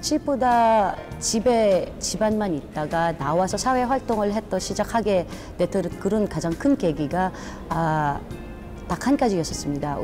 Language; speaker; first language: Korean; non-native, fluent; Filipino